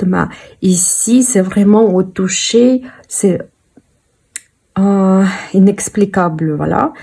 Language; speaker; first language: French; non-native, fluent; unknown